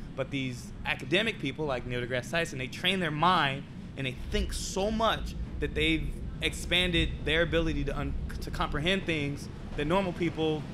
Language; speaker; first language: English; native; English